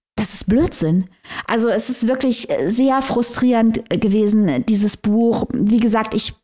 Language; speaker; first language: German; native; German